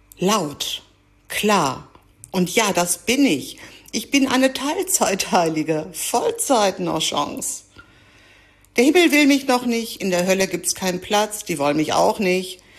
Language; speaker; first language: German; early bilingual, other home language; Greek